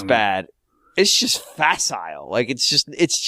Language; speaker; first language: English; native; English